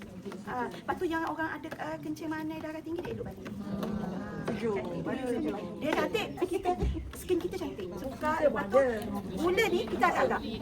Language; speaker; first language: Malay; native; Malay